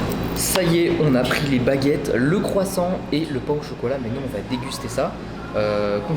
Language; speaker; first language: French; native; French